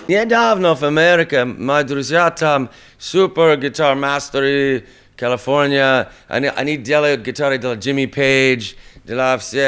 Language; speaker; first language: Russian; non-native, learner; English